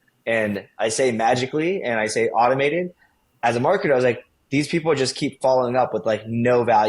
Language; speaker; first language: English; native; English